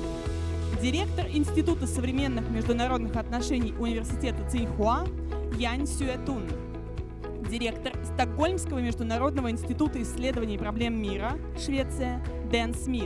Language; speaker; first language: Russian; native; Russian